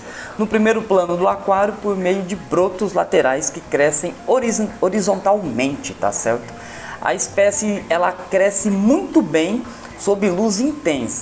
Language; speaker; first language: Portuguese; native; Portuguese